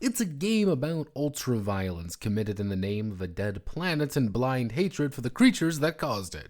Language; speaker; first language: English; native; English